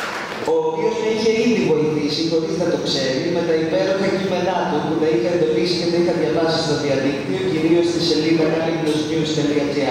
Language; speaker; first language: Greek; native; Greek